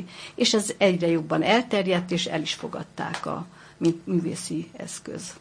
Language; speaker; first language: Hungarian; native; Hungarian